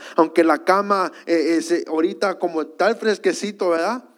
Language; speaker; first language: Spanish; early bilingual, heritage; Spanish